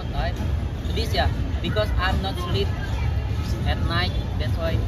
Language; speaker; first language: English; non-native, learner; Indonesian